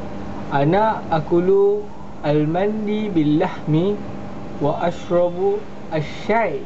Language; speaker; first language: Arabic; non-native, learner; Malay